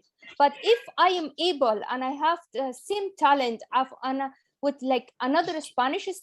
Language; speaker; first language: English; non-native, fluent; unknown